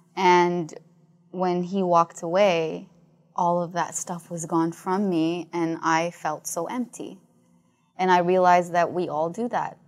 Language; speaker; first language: English; non-native, fluent; Arabic